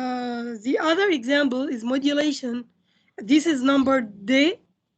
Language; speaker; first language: English; non-native, fluent; Indonesian